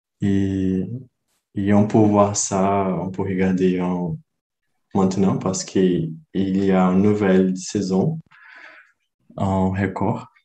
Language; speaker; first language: French; non-native, learner; Portuguese